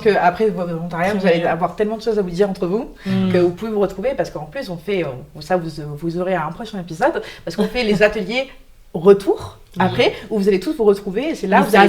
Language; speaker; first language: French; native; French